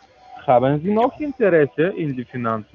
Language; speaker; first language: German; non-native, learner; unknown